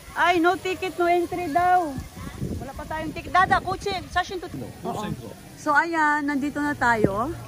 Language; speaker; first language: Filipino; non-native, local second language; Hiligaynon